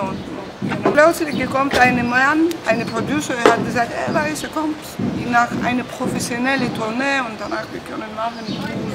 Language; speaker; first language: German; non-native, learner; Russian